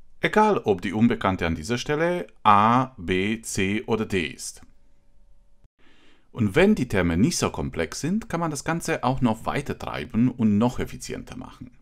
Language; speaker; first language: German; non-native, fluent; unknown